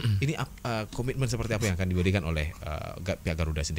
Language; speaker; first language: Indonesian; non-native, local second language; Achinese